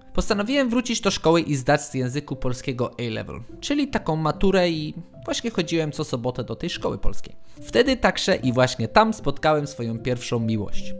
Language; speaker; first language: Polish; early bilingual, heritage; English